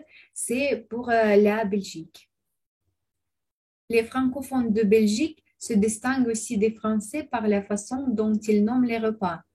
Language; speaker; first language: French; non-native, fluent; Russian